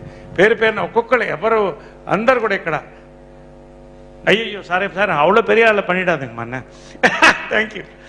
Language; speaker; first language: Telugu; native; Telugu